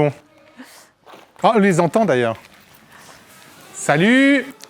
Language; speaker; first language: French; native; French